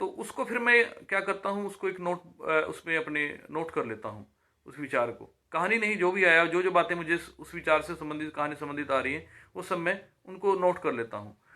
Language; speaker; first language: Hindi; native; Hindi